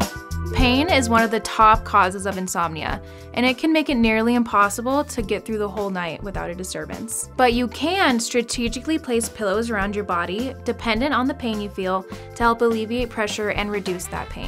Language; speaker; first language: English; native; English